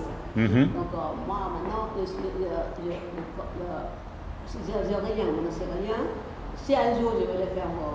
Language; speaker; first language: French; non-native, learner; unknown